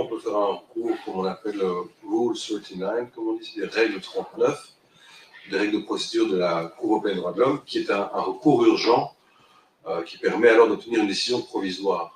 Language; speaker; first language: French; native; French